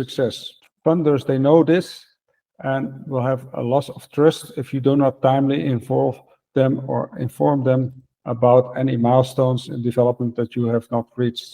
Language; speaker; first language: English; non-native, fluent; Dutch